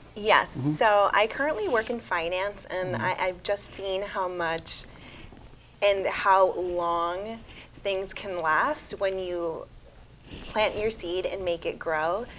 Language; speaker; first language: English; native; English